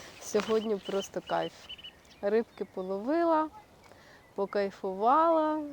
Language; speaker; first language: Ukrainian; native; Ukrainian